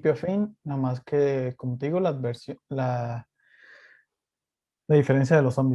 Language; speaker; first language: Spanish; native; Spanish